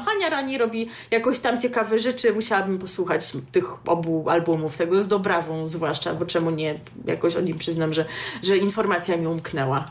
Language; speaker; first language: Polish; native; Polish